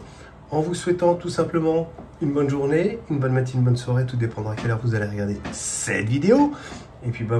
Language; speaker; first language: French; native; French